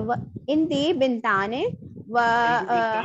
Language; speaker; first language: Arabic; non-native, learner; Urdu